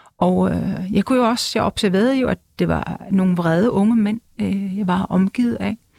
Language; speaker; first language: Danish; non-native, local second language; Kalaallisut